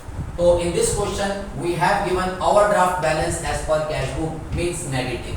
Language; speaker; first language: English; non-native, local second language; Hindi